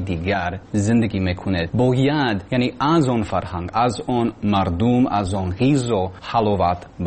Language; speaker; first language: Persian; non-native, learner; English